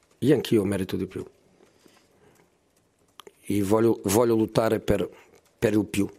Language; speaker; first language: Italian; non-native, fluent; Portuguese